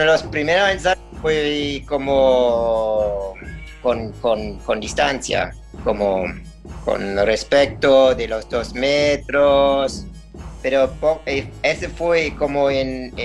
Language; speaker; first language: Spanish; non-native, learner; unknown